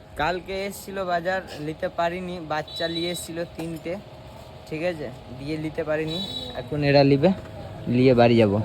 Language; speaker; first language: Bangla; non-native, learner; Hindi